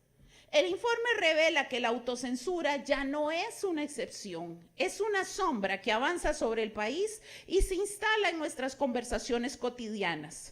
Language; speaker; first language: Spanish; native; Spanish